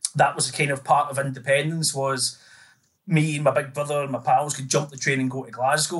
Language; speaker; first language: English; native; English